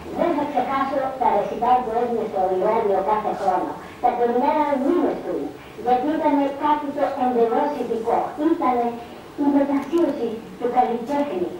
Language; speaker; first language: Greek; early bilingual, heritage; Greek